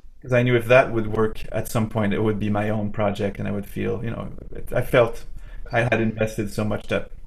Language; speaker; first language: English; non-native, fluent; French